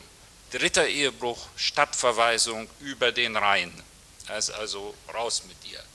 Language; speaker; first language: German; native; German